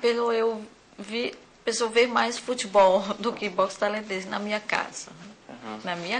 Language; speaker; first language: Portuguese; non-native, fluent; Thai